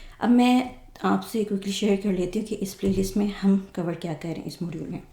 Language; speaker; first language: Urdu; native; Urdu